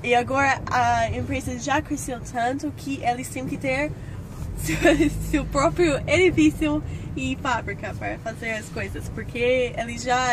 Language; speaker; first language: Portuguese; non-native, fluent; English